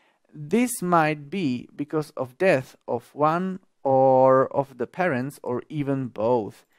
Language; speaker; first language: English; non-native, fluent; Slovak